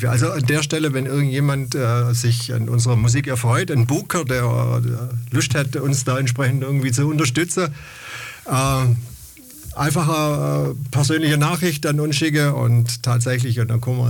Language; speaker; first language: German; native; German